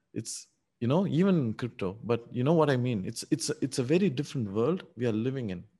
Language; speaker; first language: English; non-native, local second language; Tamil